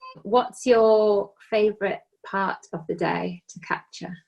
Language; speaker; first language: English; native; English